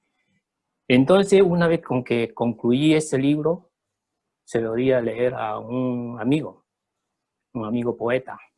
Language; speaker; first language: Spanish; early bilingual, other home language; Chinese